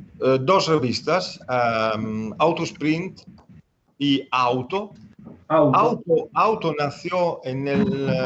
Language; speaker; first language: Spanish; non-native, fluent; Italian